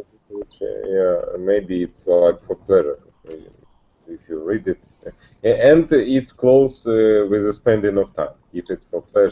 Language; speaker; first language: English; non-native, learner; Russian